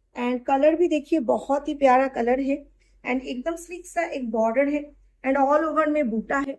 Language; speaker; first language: Hindi; non-native, local second language; Bangla